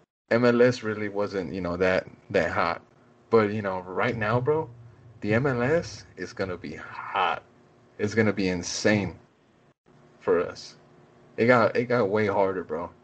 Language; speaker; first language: English; early bilingual, other home language; Spanish